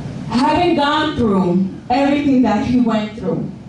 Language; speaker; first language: English; early bilingual, other home language; Spanish